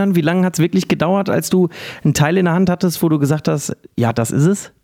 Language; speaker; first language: German; native; German